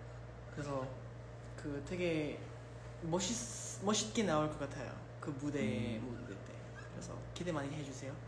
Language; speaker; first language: Korean; early bilingual, heritage; English